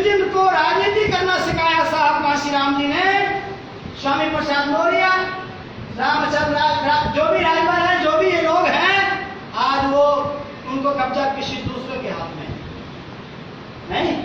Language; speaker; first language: Hindi; native; Hindi